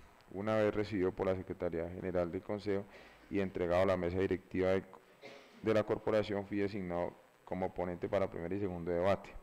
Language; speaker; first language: Spanish; native; Spanish